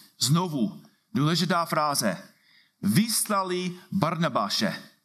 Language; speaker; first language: Czech; non-native, fluent; English